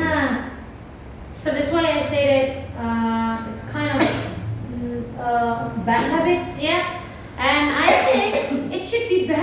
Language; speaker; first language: English; non-native, learner; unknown